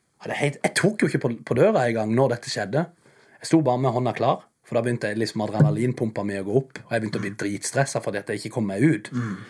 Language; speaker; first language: Norwegian; native; Norwegian